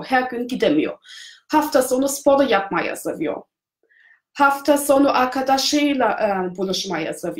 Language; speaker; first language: Turkish; non-native, fluent; German